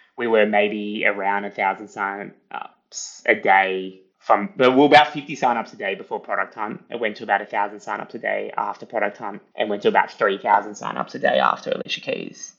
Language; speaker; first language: English; early bilingual, other home language; Italian